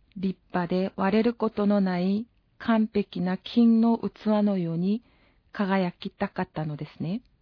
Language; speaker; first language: Japanese; non-native, fluent; Korean